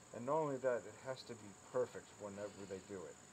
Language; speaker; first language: English; native; English